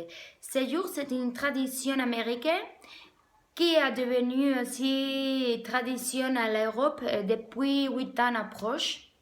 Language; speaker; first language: French; non-native, learner; Spanish